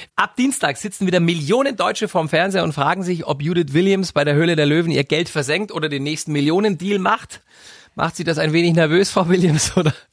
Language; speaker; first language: German; native; German